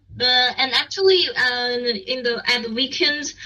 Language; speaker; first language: English; non-native, learner; Chinese